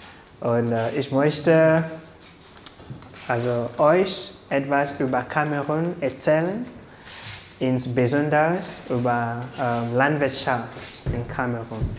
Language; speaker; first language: German; non-native, learner; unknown